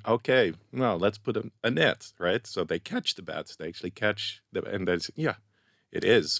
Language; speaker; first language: English; non-native, fluent; Dutch